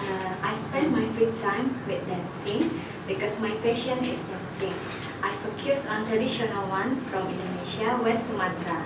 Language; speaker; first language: English; non-native, learner; Indonesian